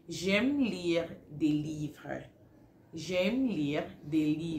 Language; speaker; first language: French; non-native, fluent; Igbo